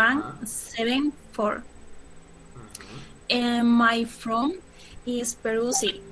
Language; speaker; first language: English; non-native, learner; Spanish